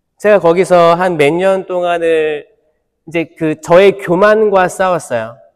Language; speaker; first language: Korean; native; Korean